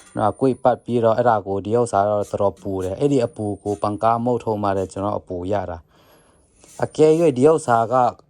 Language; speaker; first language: Burmese; non-native, local second language; Tedim Chin